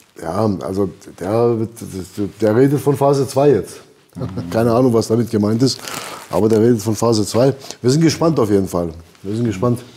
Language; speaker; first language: German; early bilingual, other home language; Albanian